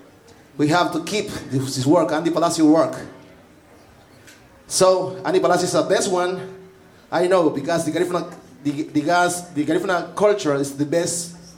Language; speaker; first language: English; non-native, learner; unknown